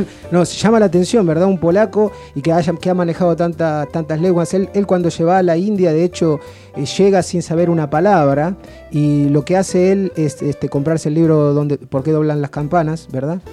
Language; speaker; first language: Spanish; native; Spanish